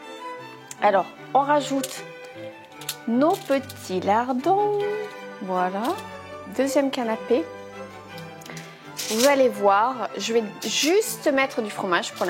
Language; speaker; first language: French; native; French